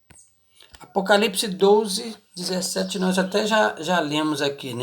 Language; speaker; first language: Portuguese; native; Portuguese